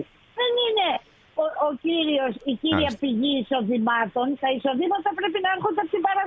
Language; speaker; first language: Greek; native; Greek